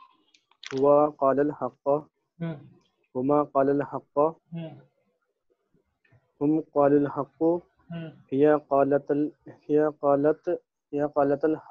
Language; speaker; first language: Arabic; non-native, learner; Hindi